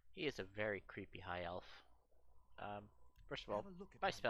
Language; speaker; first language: English; native; English